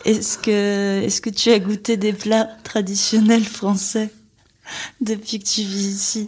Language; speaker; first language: French; native; French